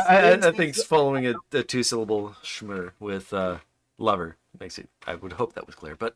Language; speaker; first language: English; native; English